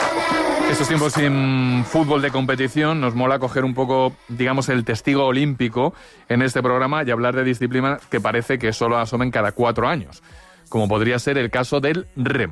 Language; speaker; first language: Spanish; native; Spanish